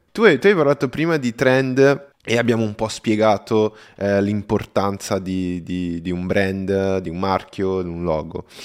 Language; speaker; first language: Italian; non-native, fluent; Portuguese